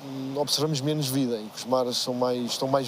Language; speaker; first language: Portuguese; native; Portuguese